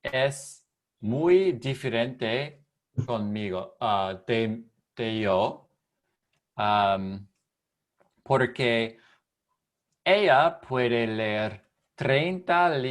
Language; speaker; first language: Spanish; non-native, learner; English